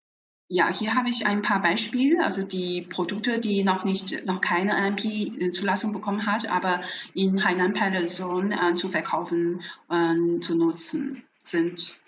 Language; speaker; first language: German; non-native, fluent; Chinese